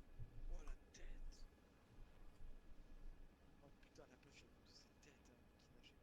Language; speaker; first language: French; native; French